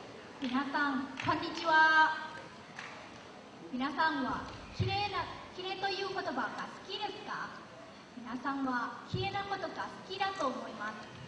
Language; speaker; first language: Japanese; non-native, learner; Lao